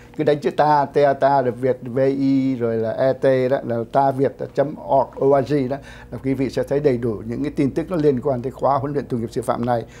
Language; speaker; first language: Vietnamese; native; Vietnamese